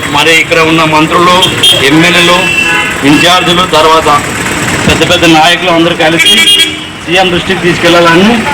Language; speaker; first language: Telugu; native; Telugu